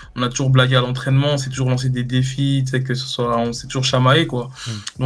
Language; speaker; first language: French; native; French